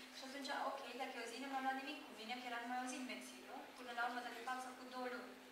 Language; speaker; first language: Romanian; non-native, fluent; Japanese